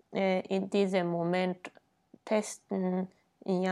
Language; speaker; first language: German; non-native, fluent; Japanese